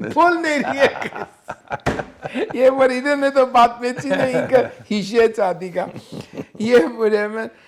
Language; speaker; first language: Armenian; early bilingual, heritage; Armenian